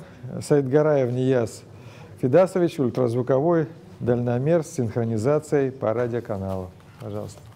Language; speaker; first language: Russian; native; Russian